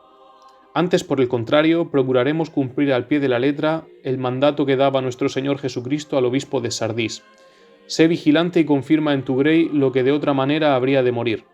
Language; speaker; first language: Spanish; native; Spanish